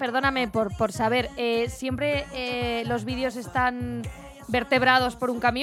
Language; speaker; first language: Spanish; native; Spanish